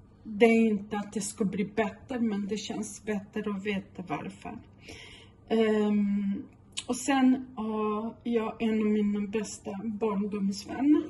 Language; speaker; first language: Swedish; non-native, local second language; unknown